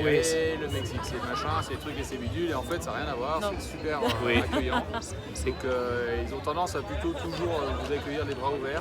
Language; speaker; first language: French; native; French